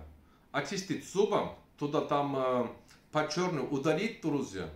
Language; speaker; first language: Russian; non-native, learner; Turkish